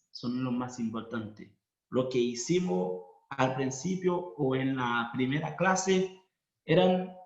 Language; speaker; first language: Spanish; non-native, fluent; Haitian Creole